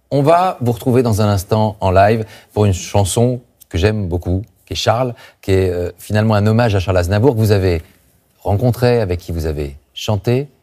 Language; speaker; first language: French; native; French